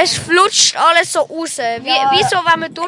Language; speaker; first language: German; native; German